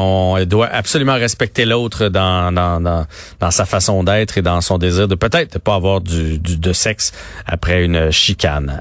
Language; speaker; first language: French; native; French